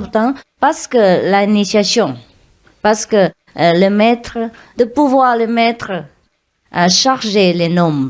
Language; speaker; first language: French; non-native, learner; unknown